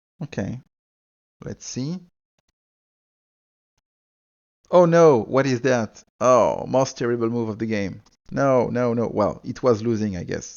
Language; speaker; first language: English; non-native, fluent; French